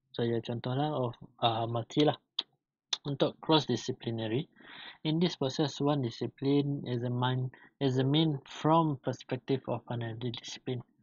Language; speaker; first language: English; non-native, local second language; Malay